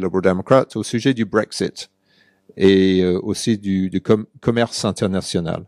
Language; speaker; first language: French; early bilingual, other home language; English